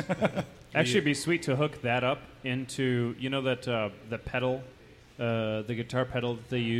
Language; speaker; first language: English; native; English